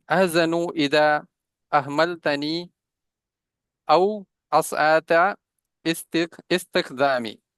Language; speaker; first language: Arabic; non-native, learner; Hindi